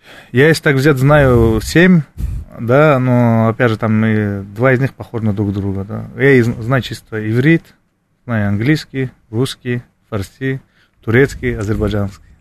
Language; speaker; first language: Russian; non-native, fluent; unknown